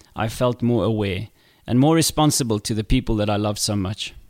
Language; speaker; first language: English; native; English